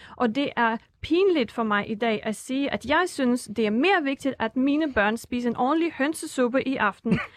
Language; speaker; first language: Danish; non-native, fluent; Russian